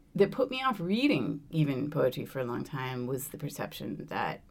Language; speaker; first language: English; native; English